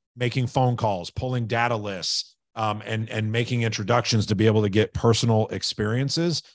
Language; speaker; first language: English; native; English